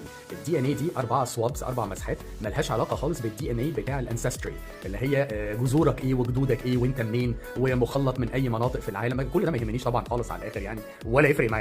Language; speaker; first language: Arabic; native; Arabic